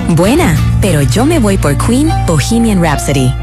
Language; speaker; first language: Spanish; native; Spanish